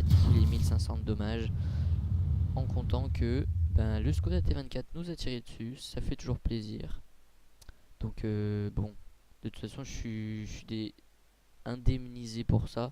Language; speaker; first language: French; native; French